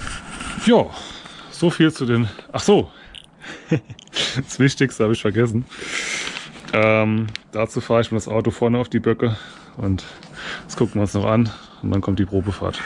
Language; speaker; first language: German; native; German